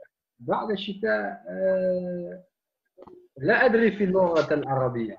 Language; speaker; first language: Arabic; non-native, learner; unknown